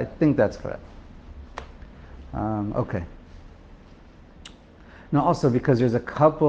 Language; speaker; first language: English; native; English